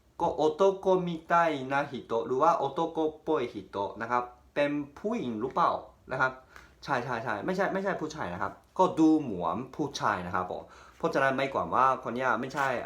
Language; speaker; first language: Thai; non-native, fluent; Japanese